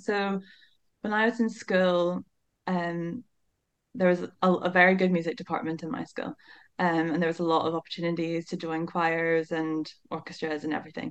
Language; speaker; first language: English; native; English